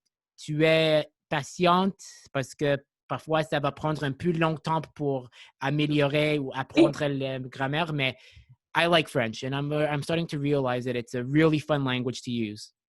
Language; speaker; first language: French; non-native, local second language; English